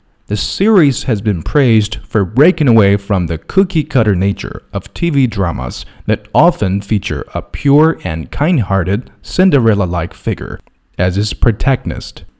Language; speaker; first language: English; non-native, fluent; Chinese